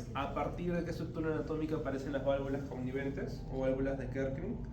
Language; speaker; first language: Spanish; native; Spanish